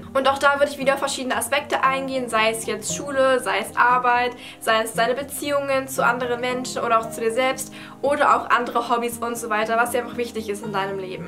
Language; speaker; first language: German; native; German